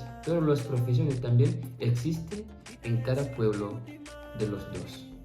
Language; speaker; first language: Spanish; non-native, fluent; Fula